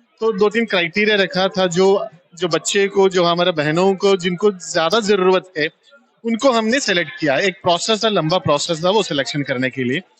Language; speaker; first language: Hindi; non-native, local second language; Malayalam